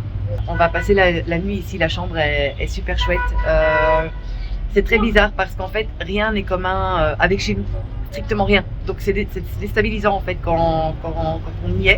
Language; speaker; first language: French; native; French